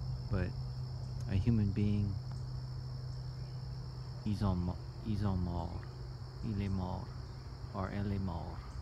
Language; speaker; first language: French; early bilingual, heritage; French